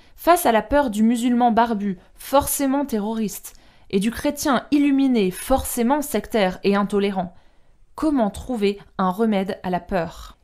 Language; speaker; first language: French; native; French